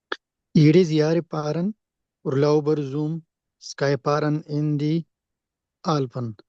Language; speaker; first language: German; non-native, learner; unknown